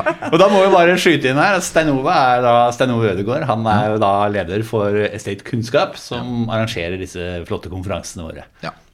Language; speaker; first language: Norwegian; native; Norwegian